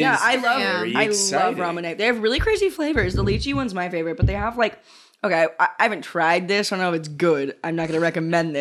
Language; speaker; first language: English; native; English